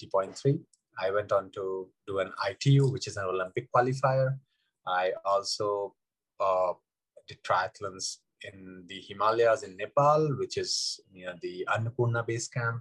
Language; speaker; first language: English; non-native, local second language; Hindi